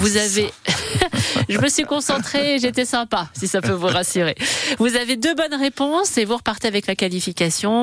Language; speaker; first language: French; native; French